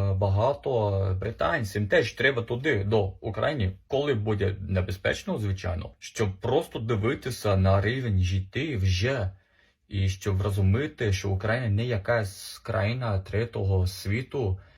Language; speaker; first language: Ukrainian; non-native, fluent; English